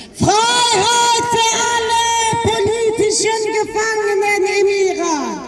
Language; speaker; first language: German; non-native, learner; Persian